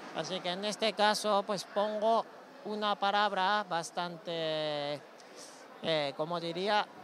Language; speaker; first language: Spanish; non-native, fluent; Japanese